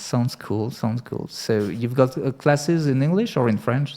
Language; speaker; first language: English; non-native, fluent; French